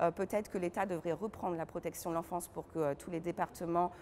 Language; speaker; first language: French; native; French